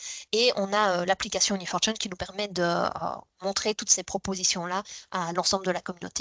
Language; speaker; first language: French; native; French